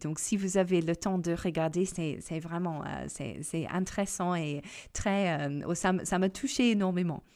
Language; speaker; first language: French; non-native, fluent; English